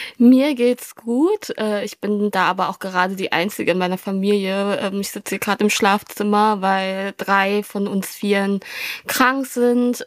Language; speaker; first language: German; early bilingual, other home language; Vietnamese